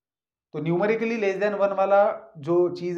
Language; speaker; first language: Hindi; native; Hindi